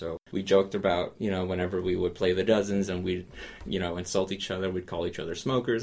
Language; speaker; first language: English; native; English